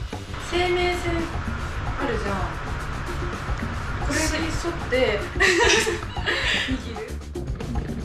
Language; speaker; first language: Japanese; native; Japanese